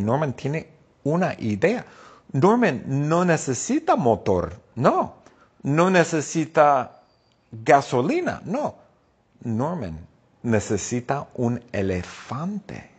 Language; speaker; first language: Spanish; non-native, fluent; English